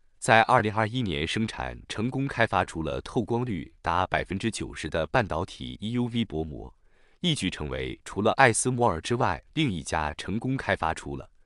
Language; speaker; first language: Chinese; native; Chinese